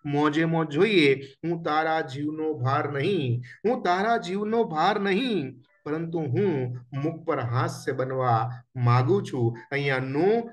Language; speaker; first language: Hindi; non-native, local second language; Gujarati